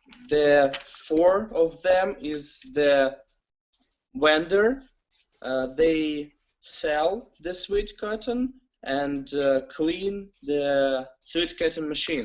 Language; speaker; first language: English; non-native, learner; Ukrainian